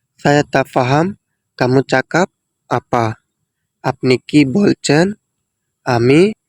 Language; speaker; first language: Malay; non-native, fluent; Bangla